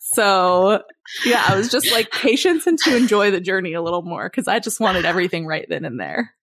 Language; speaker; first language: English; native; English